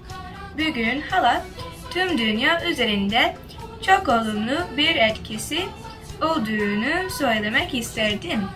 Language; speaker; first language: Turkish; early bilingual, heritage; Turkish